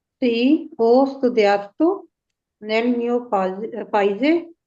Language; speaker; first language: Italian; non-native, learner; Punjabi